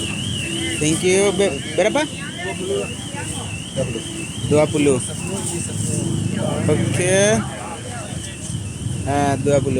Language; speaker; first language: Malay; non-native, learner; Bangla